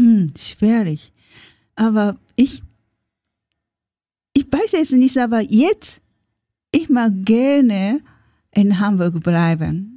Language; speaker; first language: German; non-native, learner; Japanese